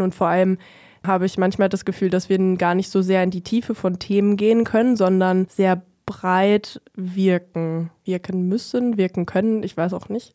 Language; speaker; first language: German; native; German